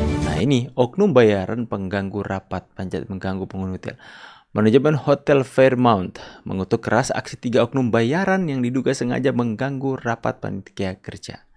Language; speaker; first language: Indonesian; native; Indonesian